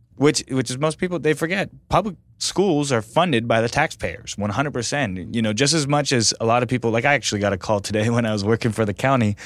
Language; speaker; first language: English; native; English